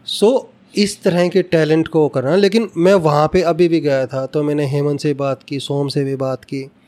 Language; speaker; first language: Hindi; native; Hindi